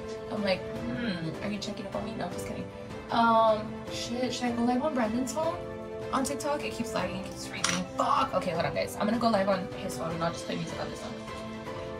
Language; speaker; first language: English; early bilingual, other home language; Spanish